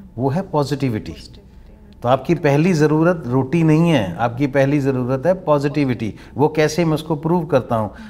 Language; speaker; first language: Hindi; non-native, local second language; Punjabi